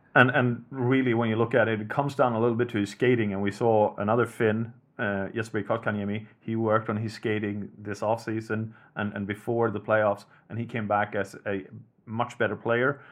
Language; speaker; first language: English; non-native, fluent; Swedish